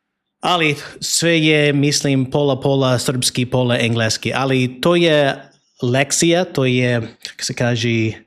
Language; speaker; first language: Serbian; non-native, learner; English